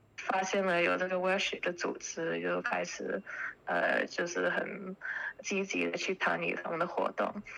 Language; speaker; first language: Chinese; early bilingual, heritage; Chinese